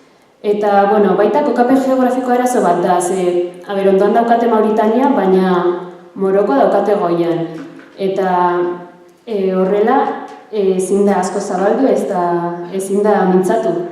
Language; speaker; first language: Basque; early bilingual, other home language; Arabic